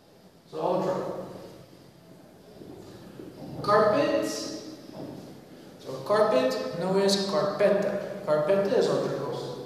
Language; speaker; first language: Spanish; non-native, learner; English